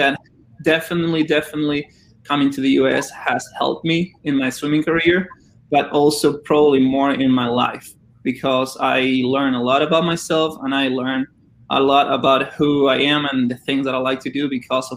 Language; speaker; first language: English; non-native, fluent; Spanish